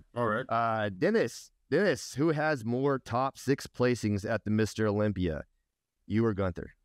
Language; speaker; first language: English; native; English